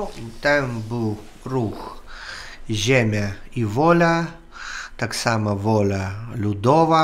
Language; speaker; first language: Polish; non-native, learner; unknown